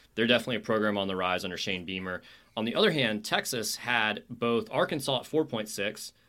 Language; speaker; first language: English; native; English